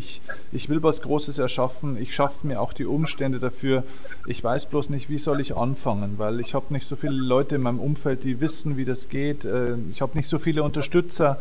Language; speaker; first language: German; native; German